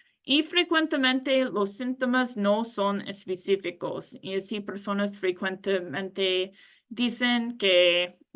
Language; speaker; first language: Spanish; non-native, learner; English